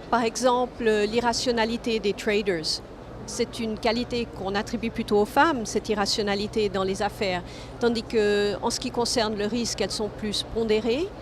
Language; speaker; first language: French; non-native, fluent; English